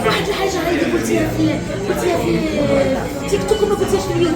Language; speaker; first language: Arabic; native; Arabic